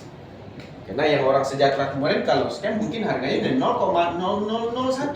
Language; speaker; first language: Indonesian; native; Indonesian